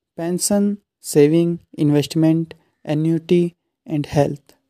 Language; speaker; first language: English; non-native, local second language; Hindi